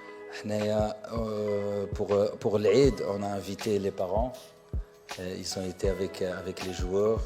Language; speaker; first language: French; non-native, fluent; Arabic